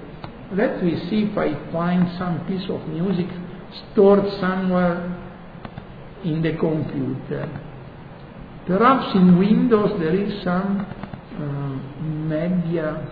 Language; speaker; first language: English; non-native, fluent; Italian